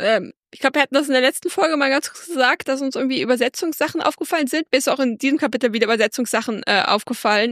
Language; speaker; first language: German; native; German